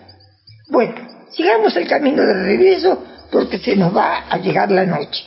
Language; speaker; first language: Spanish; native; Spanish